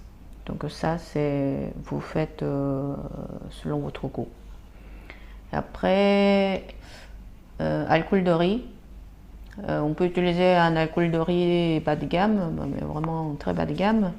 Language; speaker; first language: French; non-native, fluent; Korean